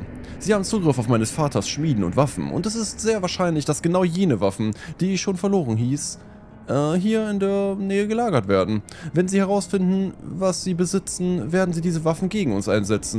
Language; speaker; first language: German; native; German